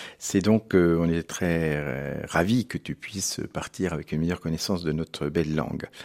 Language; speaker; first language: French; native; French